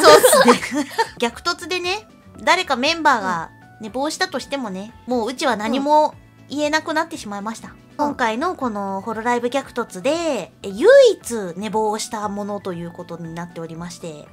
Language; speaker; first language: Japanese; native; Japanese